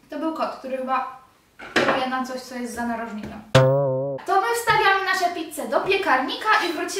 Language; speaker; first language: Polish; native; Polish